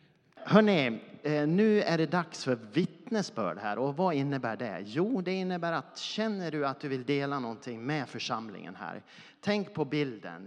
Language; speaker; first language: Swedish; native; Swedish